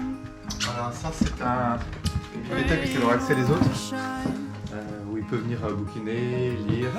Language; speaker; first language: French; native; French